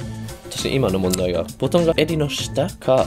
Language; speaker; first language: Japanese; non-native, learner; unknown